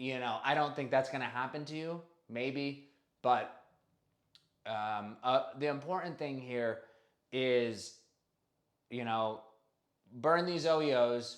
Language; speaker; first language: English; native; English